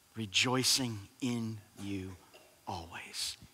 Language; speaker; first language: English; native; English